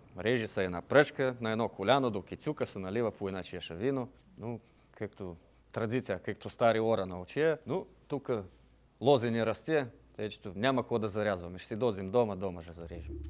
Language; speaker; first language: Bulgarian; native; Bulgarian